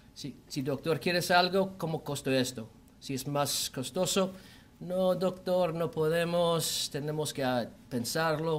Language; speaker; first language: Spanish; non-native, learner; English